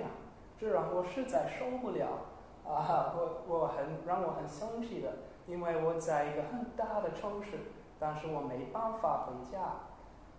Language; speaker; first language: Chinese; non-native, learner; English